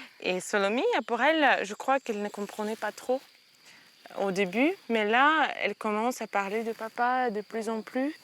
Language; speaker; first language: French; non-native, fluent; Ukrainian